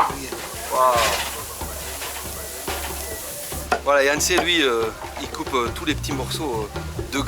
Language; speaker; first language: French; native; French